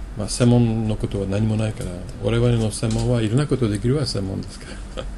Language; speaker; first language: Japanese; non-native, fluent; French